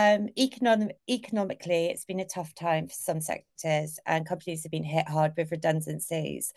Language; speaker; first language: English; native; English